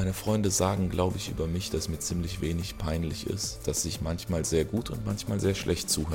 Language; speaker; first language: German; early bilingual, other home language; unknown